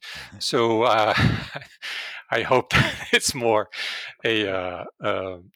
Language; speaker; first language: English; non-native, fluent; Dutch